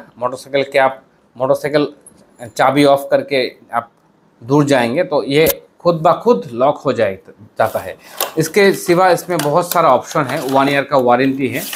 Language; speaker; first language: Hindi; non-native, fluent; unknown